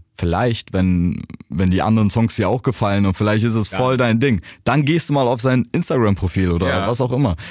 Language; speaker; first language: German; native; German